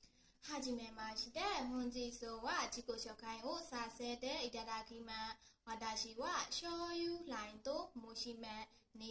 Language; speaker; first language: Japanese; non-native, learner; Burmese